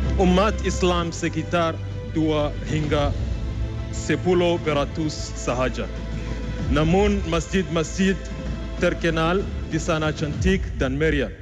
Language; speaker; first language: Malay; non-native, fluent; Rundi